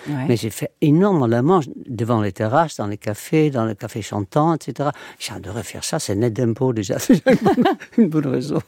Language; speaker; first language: French; non-native, fluent; Dutch